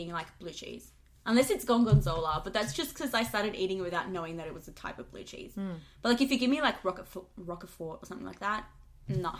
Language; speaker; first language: English; non-native, local second language; Spanish